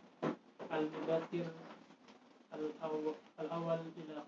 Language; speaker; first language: Arabic; non-native, learner; Indonesian